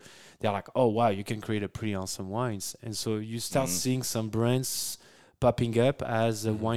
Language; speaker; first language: English; non-native, fluent; French